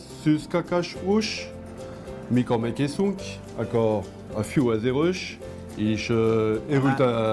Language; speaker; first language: Hungarian; non-native, learner; French